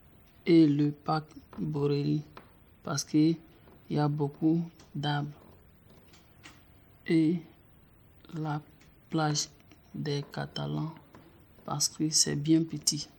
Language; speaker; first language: French; non-native, learner; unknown